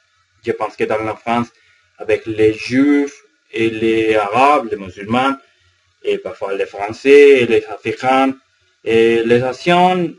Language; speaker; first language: French; non-native, learner; Spanish